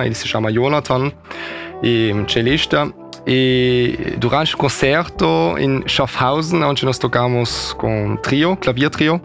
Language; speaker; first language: Portuguese; early bilingual, heritage; German